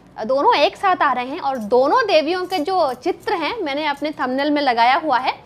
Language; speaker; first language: Hindi; non-native, local second language; Bangla